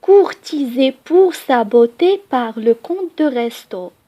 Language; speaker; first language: French; non-native, local second language; Arabic